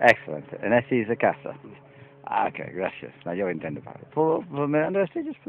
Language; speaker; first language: Spanish; non-native, learner; English